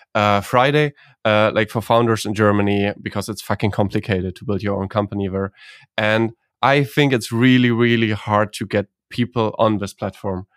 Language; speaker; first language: English; non-native, fluent; Croatian